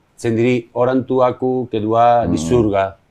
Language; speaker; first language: Indonesian; non-native, learner; Spanish